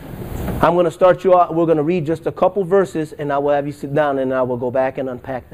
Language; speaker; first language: English; native; English